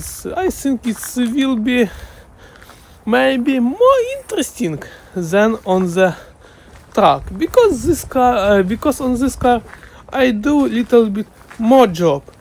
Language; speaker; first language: English; non-native, learner; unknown